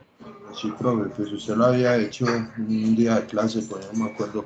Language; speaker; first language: Spanish; native; Spanish